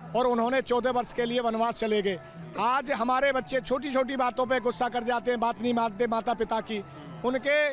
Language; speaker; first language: Hindi; native; Hindi